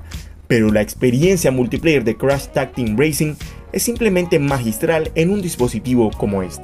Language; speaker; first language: Spanish; native; Spanish